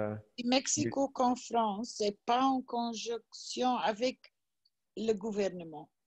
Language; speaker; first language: French; non-native, learner; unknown